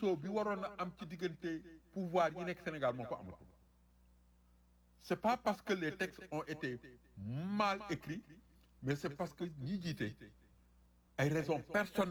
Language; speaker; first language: French; non-native, local second language; Wolof